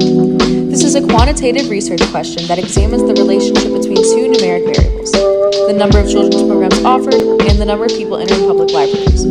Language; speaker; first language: English; native; English